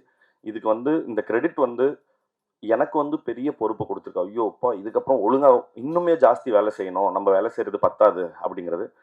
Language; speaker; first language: Tamil; native; Tamil